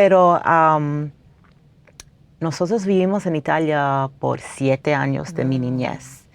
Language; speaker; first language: Spanish; non-native, fluent; English